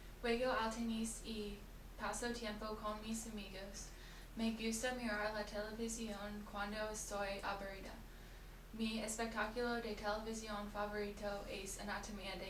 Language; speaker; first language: Spanish; non-native, learner; English